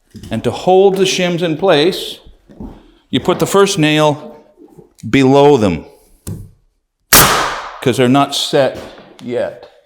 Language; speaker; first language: English; native; English